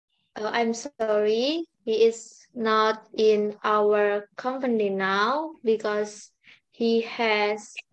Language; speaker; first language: English; non-native, learner; Indonesian